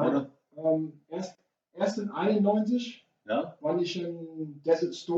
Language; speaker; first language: German; non-native, fluent; English